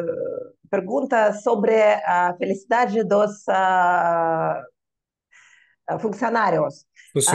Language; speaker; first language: Portuguese; non-native, learner; Russian